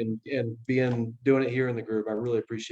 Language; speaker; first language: English; native; English